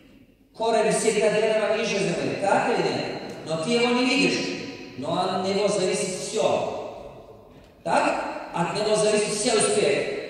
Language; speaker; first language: Russian; non-native, local second language; Tajik